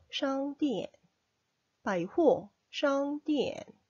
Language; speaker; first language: Chinese; non-native, fluent; Korean